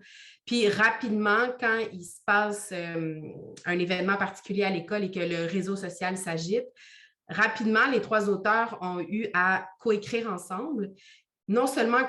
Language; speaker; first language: French; native; French